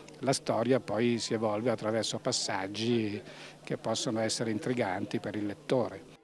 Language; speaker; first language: Italian; native; Italian